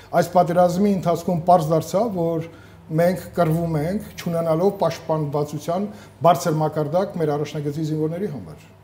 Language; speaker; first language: Armenian; native; Armenian